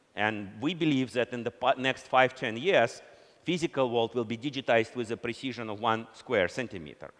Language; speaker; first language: English; non-native, fluent; Russian